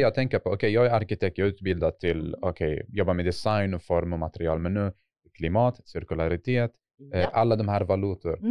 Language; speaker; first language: Swedish; non-native, fluent; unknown